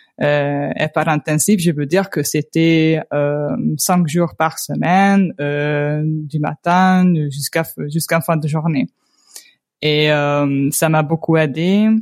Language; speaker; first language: French; non-native, fluent; Hungarian